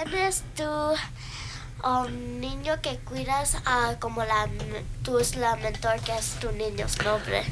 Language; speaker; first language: Spanish; early bilingual, other home language; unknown